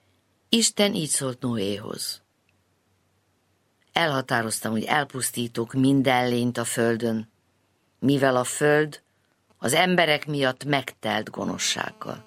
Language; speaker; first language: Hungarian; native; Hungarian